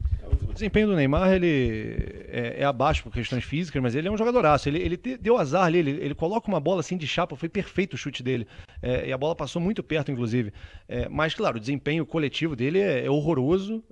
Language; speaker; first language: Portuguese; native; Portuguese